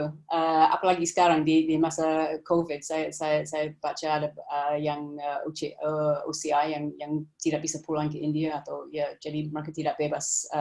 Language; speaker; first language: Indonesian; non-native, fluent; English